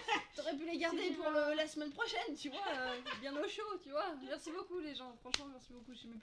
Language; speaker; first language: French; native; French